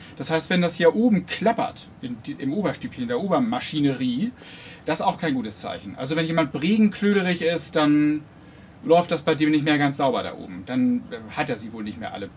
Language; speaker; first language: German; native; German